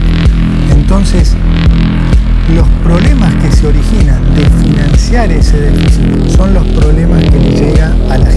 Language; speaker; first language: Spanish; native; Spanish